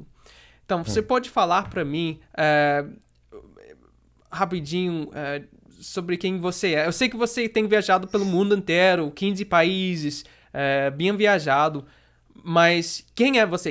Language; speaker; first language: Portuguese; non-native, fluent; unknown